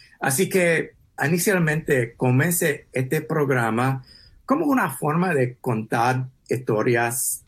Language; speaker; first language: Spanish; early bilingual, heritage; English